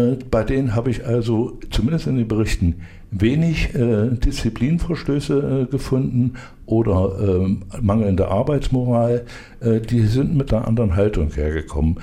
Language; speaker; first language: German; native; German